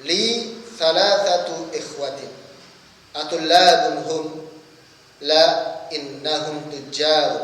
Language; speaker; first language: Arabic; non-native, fluent; Indonesian